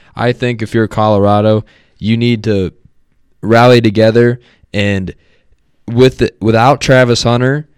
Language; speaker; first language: English; native; English